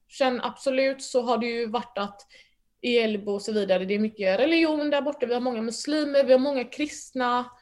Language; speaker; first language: Swedish; early bilingual, other home language; Mandingo